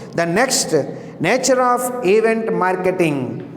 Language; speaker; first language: English; non-native, local second language; Telugu